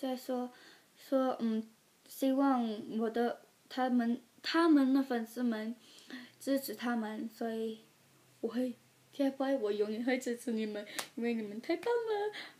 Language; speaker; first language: Chinese; early bilingual, heritage; Chinese